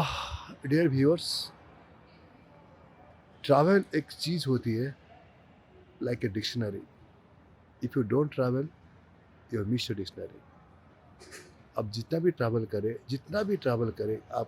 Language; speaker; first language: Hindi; non-native, local second language; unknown